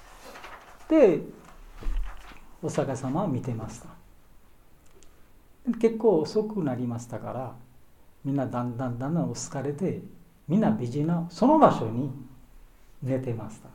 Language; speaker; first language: Japanese; non-native, learner; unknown